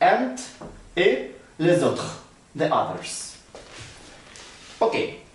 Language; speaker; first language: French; non-native, learner; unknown